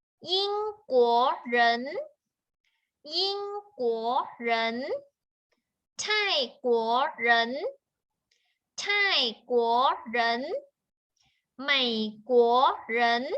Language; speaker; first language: Chinese; non-native, fluent; Thai